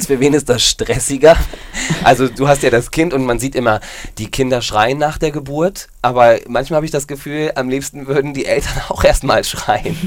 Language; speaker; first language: German; native; German